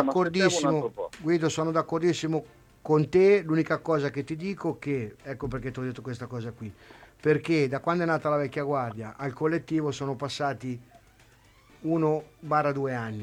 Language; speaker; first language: Italian; native; Italian